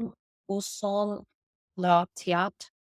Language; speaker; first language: French; non-native, learner; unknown